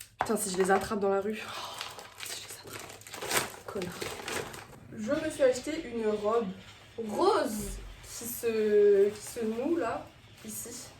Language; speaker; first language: French; native; French